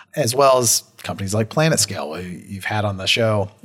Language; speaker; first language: English; native; English